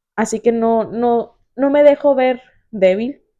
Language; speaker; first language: Spanish; early bilingual, heritage; Spanish